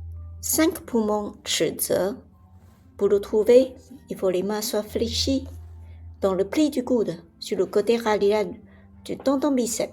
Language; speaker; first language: French; non-native, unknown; Chinese